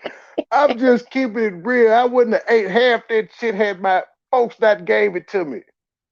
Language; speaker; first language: English; native; English